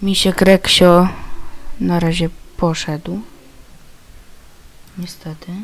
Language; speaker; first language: Polish; native; Polish